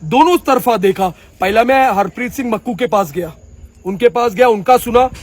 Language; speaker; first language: Hindi; native; Hindi